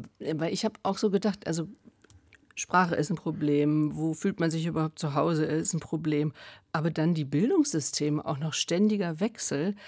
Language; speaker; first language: German; native; German